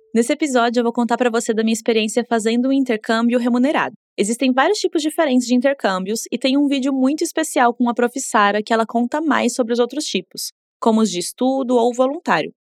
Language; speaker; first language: Portuguese; native; Portuguese